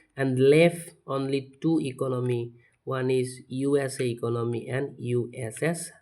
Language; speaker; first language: English; non-native, local second language; Assamese